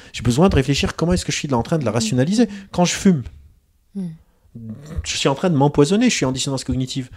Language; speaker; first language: French; non-native, local second language; Arabic